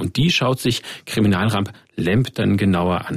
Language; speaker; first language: German; native; German